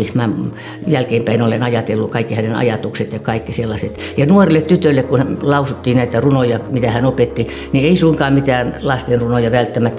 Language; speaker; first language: Finnish; native; Finnish